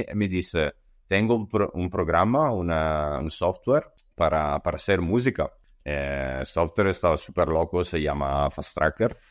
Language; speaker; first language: Spanish; non-native, learner; Italian